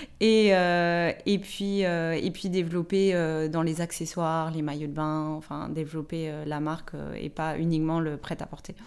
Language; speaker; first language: French; native; French